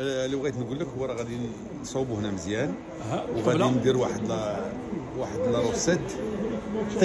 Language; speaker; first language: Arabic; native; Arabic